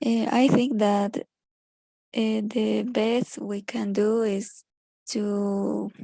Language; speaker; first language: English; non-native, learner; Spanish